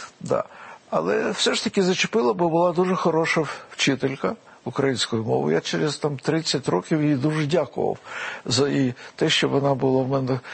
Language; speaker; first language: Ukrainian; non-native, local second language; Russian